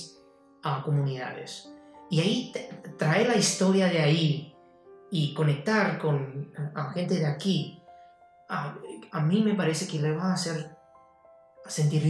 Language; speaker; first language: Spanish; non-native, fluent; Chinese